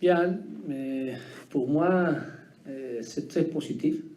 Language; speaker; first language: French; non-native, learner; Spanish